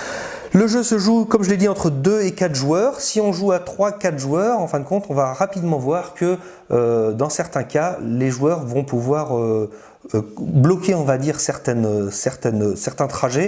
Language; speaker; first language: French; native; French